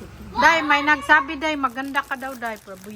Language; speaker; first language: Filipino; non-native, local second language; Cebuano